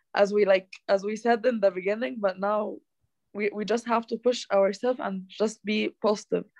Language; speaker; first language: English; non-native, fluent; Arabic